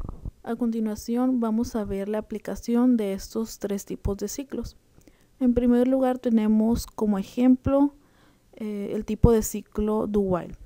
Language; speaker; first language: Spanish; native; Spanish